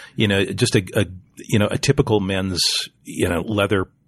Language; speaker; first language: English; native; English